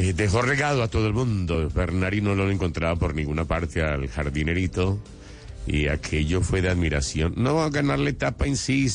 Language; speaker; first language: Spanish; native; Spanish